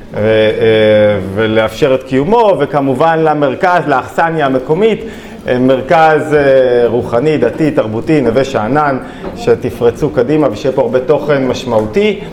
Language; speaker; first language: Hebrew; native; Hebrew